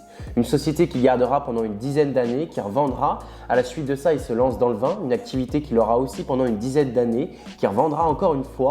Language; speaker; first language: French; native; French